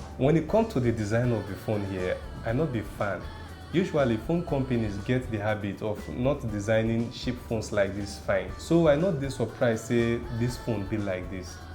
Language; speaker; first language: Nigerian Pidgin; native; Nigerian Pidgin